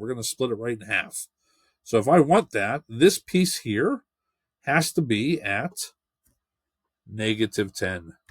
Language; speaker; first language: English; native; English